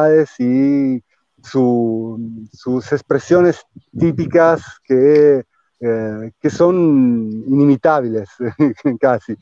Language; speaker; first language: Spanish; non-native, fluent; Italian